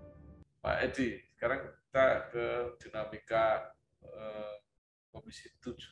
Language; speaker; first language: Indonesian; native; Indonesian